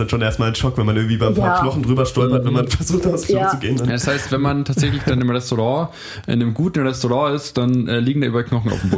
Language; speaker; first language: German; native; German